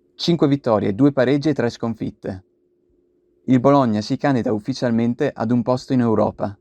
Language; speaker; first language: Italian; native; Italian